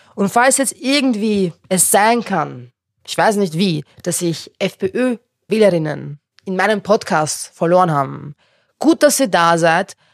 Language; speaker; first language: German; non-native, local second language; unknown